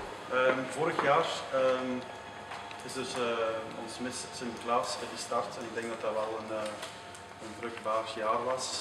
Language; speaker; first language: Dutch; native; Dutch